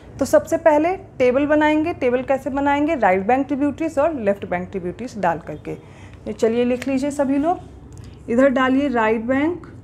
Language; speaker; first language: Hindi; native; Hindi